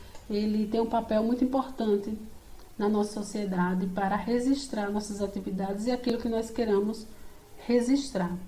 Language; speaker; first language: Portuguese; native; Portuguese